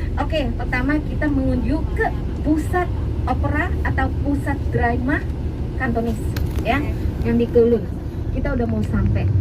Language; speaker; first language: Indonesian; non-native, fluent; Cantonese